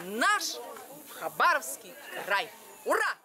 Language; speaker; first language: Russian; native; Russian